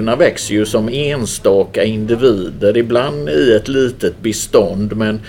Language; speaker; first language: Swedish; native; Swedish